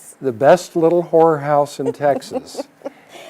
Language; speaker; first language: English; native; English